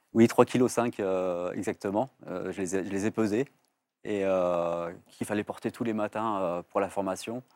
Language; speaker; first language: French; native; French